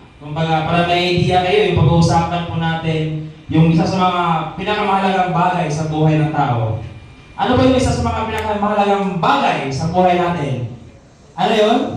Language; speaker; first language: Filipino; non-native, local second language; Masbatenyo